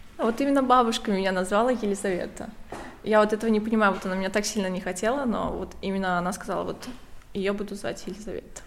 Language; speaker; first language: Russian; native; Russian